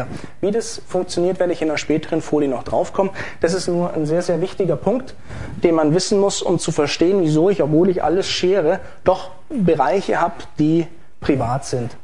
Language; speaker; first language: German; native; German